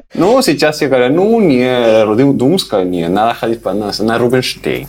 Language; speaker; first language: Russian; non-native, fluent; Spanish